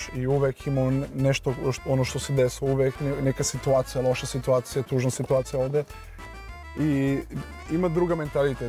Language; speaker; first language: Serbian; non-native, learner; Portuguese